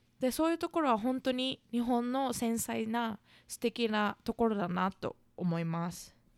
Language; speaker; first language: Japanese; native; Japanese